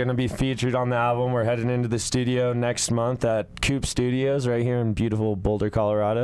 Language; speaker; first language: English; native; English